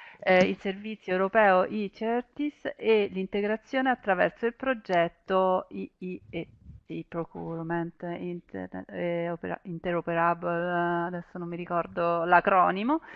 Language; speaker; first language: Italian; native; Italian